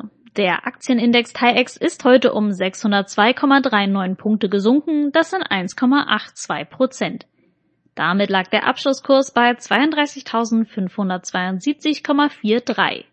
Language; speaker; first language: German; native; German